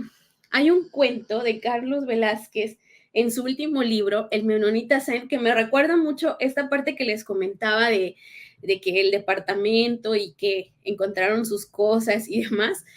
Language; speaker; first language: Spanish; native; Spanish